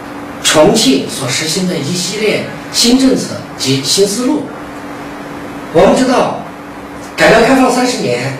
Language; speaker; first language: Chinese; native; Chinese